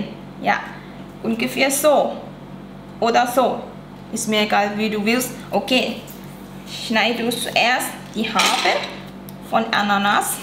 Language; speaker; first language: German; non-native, learner; Thai